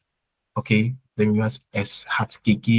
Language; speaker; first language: German; non-native, fluent; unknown